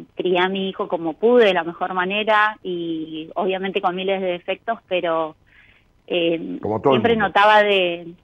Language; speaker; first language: Spanish; native; Spanish